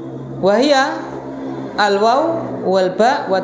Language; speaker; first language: Arabic; non-native, fluent; Indonesian